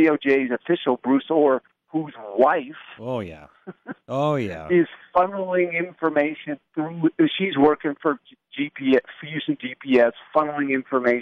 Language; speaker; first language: English; native; English